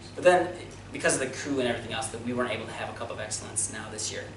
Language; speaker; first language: English; native; English